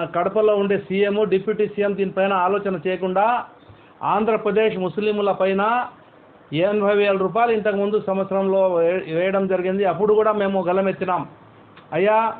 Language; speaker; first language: Telugu; non-native, local second language; Urdu